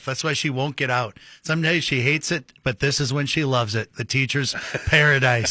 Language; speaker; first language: English; native; English